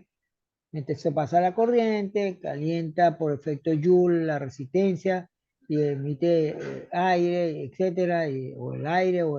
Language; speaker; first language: Spanish; native; Spanish